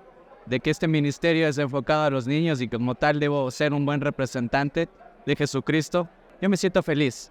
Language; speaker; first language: Spanish; native; Spanish